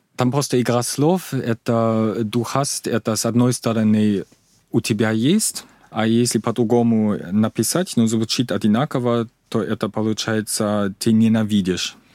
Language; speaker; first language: Russian; non-native, fluent; German